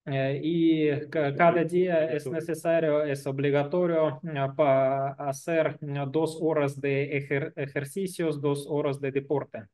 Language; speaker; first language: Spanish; non-native, learner; Russian